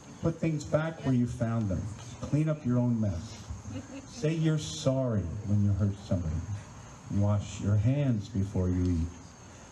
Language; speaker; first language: English; native; English